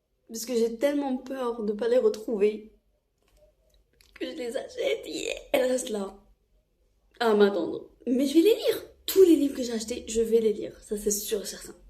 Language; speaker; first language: French; non-native, local second language; Arabic